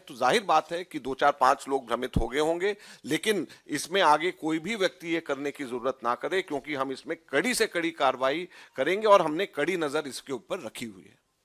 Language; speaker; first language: Hindi; native; Hindi